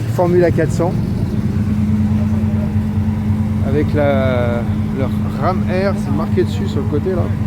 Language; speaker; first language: French; native; French